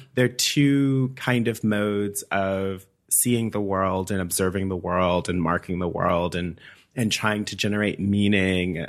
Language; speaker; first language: English; native; English